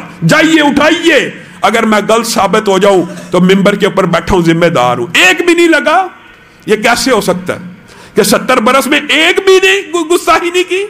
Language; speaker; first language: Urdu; non-native, local second language; Punjabi